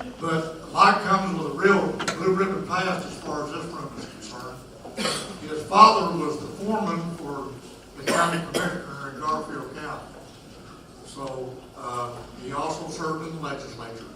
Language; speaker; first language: English; native; English